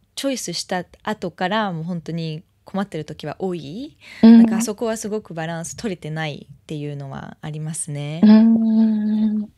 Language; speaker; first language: Japanese; non-native, fluent; French